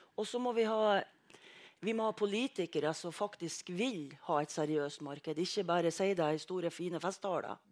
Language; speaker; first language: Norwegian; native; Norwegian